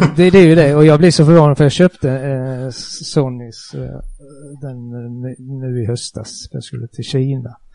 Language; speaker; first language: Swedish; native; Swedish